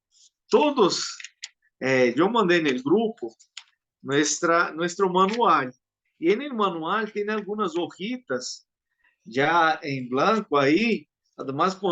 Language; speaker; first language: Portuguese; non-native, learner; Spanish